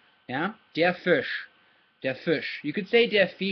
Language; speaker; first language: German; non-native, learner; English